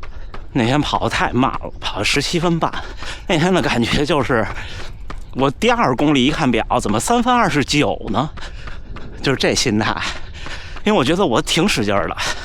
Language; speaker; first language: Chinese; native; Chinese